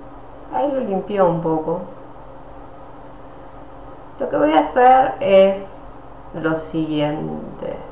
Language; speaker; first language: Spanish; native; Spanish